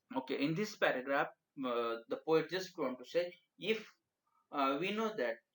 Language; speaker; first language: English; non-native, local second language; Marathi